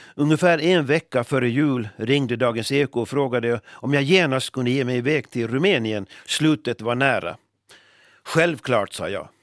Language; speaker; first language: Swedish; native; Swedish